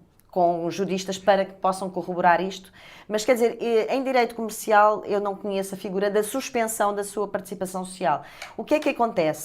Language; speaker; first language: Portuguese; native; Portuguese